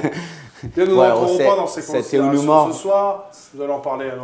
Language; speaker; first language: French; native; French